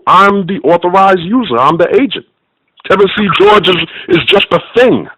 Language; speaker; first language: English; native; English